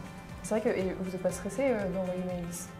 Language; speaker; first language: French; native; French